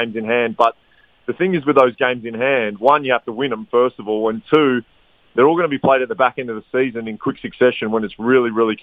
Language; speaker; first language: English; native; English